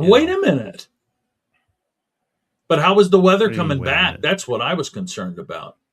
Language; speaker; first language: English; native; English